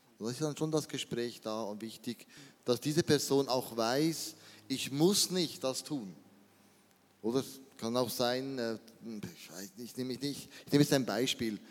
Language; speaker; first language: German; native; German